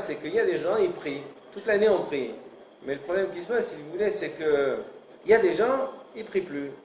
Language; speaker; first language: French; native; French